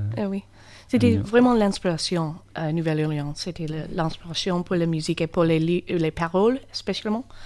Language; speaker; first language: French; non-native, learner; English